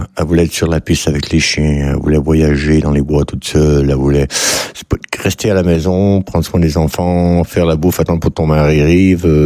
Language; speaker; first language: French; native; French